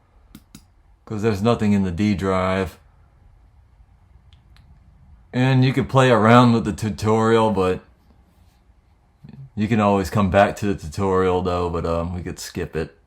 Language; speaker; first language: English; native; English